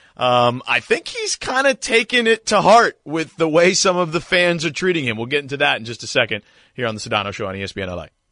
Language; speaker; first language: English; early bilingual, other home language; Spanish